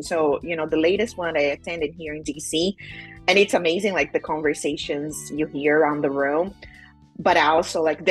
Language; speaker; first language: English; non-native, fluent; Portuguese